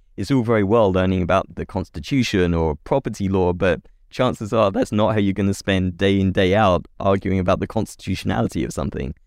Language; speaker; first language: English; native; English